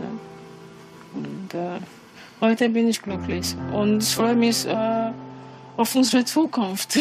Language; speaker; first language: German; non-native, fluent; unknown